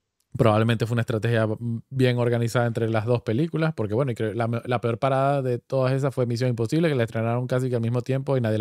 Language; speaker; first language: Spanish; native; Spanish